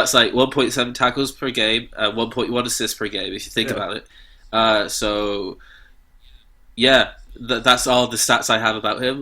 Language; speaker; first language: English; native; English